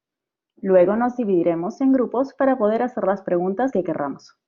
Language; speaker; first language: Spanish; native; Spanish